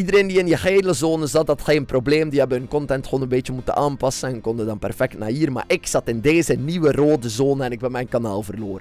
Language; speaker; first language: Dutch; native; Dutch